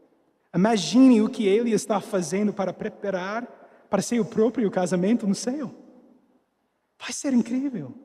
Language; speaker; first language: Portuguese; non-native, fluent; English